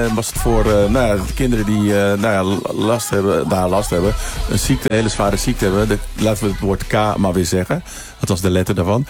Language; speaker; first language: Dutch; early bilingual, other home language; Sranan Tongo